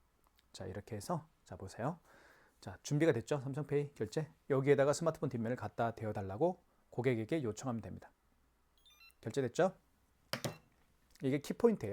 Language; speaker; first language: Korean; native; Korean